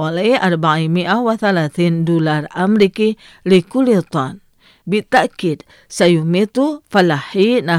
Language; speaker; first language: Arabic; non-native, fluent; Indonesian